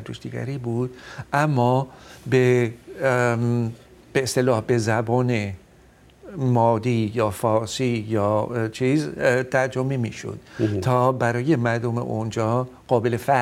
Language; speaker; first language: Persian; non-native, fluent; Dutch